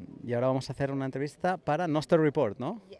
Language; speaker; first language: Spanish; native; Spanish